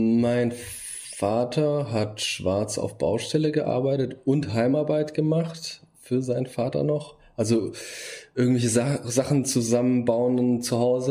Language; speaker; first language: German; early bilingual, other home language; Bosnian